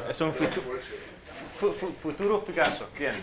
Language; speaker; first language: Spanish; non-native, fluent; English